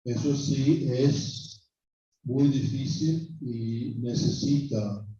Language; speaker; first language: Spanish; non-native, fluent; English